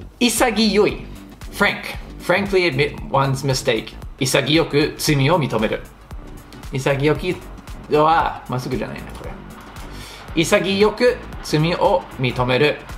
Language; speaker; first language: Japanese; non-native, fluent; English